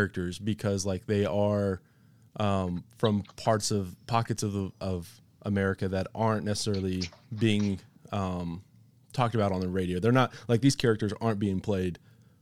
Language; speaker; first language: English; native; English